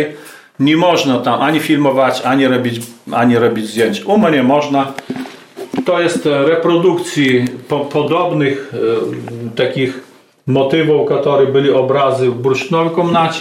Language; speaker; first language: Polish; non-native, local second language; Ukrainian